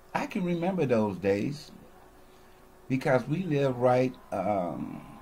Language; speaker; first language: English; native; English